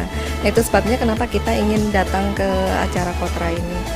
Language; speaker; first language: Indonesian; native; Indonesian